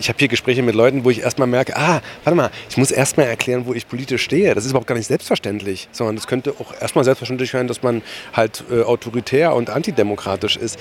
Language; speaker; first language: German; native; German